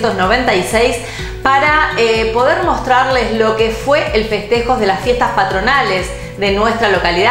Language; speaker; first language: Spanish; native; Spanish